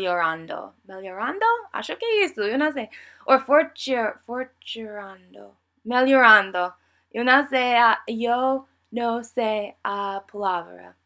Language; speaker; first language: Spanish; non-native, learner; English